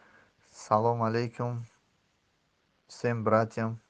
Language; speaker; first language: Russian; non-native, learner; Tajik